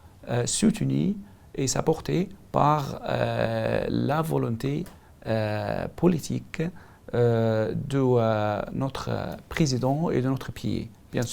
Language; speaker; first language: French; non-native, learner; Arabic